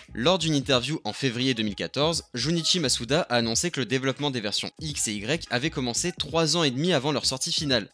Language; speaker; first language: French; native; French